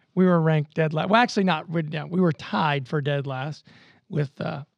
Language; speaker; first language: English; native; English